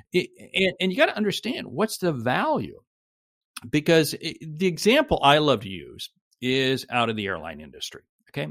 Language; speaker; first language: English; native; English